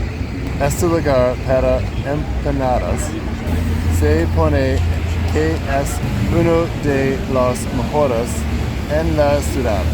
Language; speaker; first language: Spanish; non-native, learner; English